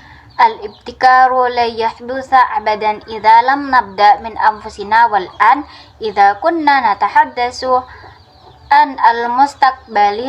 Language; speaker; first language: Arabic; non-native, fluent; Indonesian